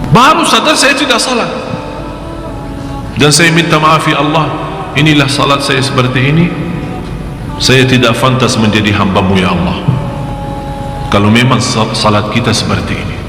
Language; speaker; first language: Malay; non-native, fluent; Arabic